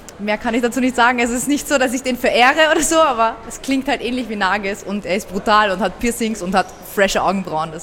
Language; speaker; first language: German; early bilingual, other home language; Persian